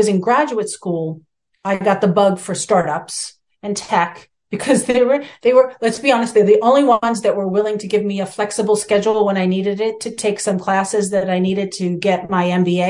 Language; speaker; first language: English; native; English